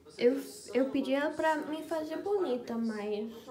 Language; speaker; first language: Portuguese; non-native, learner; English